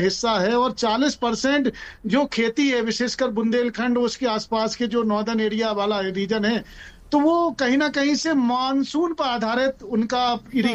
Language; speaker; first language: Hindi; native; Hindi